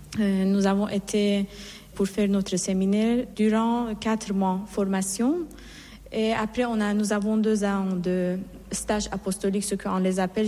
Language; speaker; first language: French; non-native, fluent; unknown